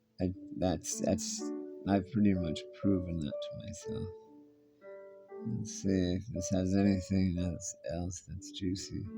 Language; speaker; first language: English; native; English